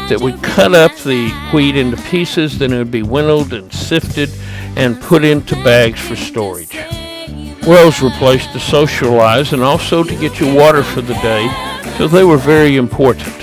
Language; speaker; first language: English; native; English